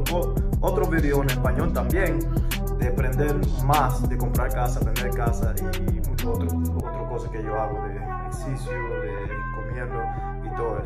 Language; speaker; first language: Spanish; early bilingual, heritage; English